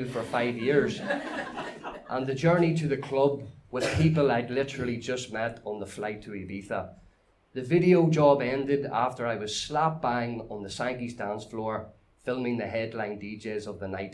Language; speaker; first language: English; native; English